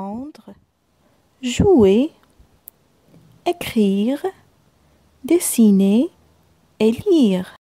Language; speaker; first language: French; non-native, local second language; Arabic